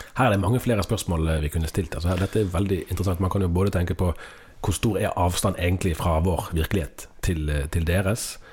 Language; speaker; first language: Norwegian; native; Norwegian